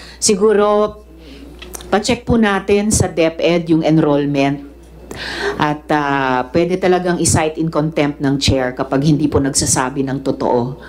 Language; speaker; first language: Filipino; native; Filipino